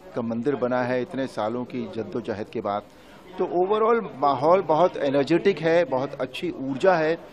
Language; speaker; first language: Hindi; native; Hindi